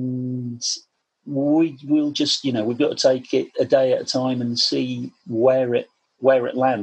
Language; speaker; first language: English; native; English